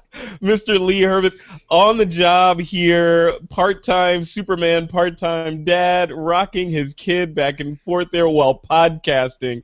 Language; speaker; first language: English; native; English